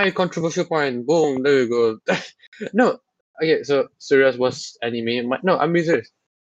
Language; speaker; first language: English; non-native, local second language; Malay